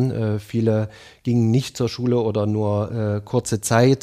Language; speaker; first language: German; native; German